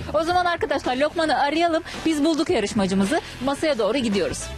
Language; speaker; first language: Turkish; non-native, fluent; Azerbaijani